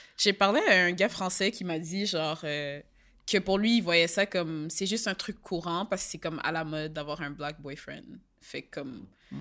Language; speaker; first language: French; native; French